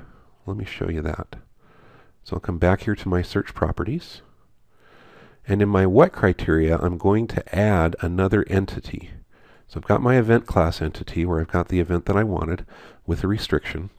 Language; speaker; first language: English; native; English